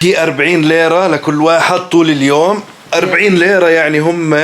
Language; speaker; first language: Arabic; native; Arabic